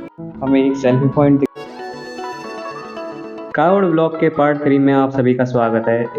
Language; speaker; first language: Hindi; native; Hindi